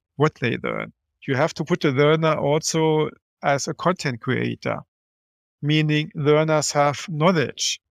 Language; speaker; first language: English; non-native, fluent; German